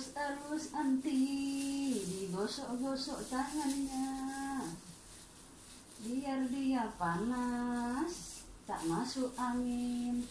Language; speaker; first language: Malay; non-native, learner; Indonesian